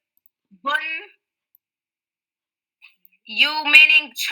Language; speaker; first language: English; non-native, learner; Arabic